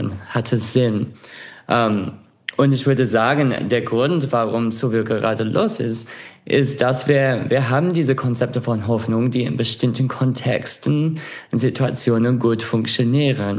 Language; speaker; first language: German; non-native, fluent; English